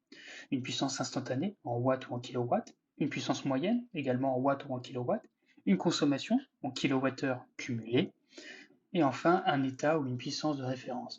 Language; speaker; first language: French; native; French